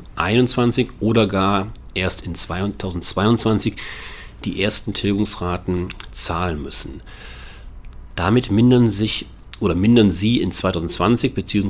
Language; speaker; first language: German; native; German